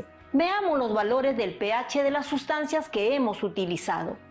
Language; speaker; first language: Spanish; native; Spanish